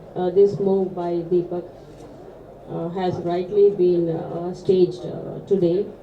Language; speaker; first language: English; non-native, local second language; Tamil